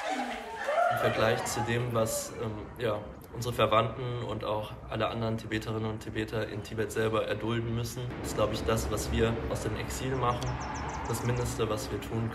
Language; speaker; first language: German; early bilingual, other home language; Tibetan